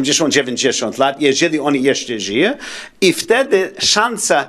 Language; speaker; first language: Polish; non-native, learner; English